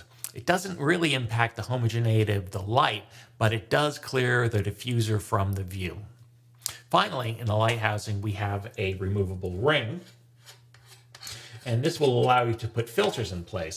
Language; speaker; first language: English; native; English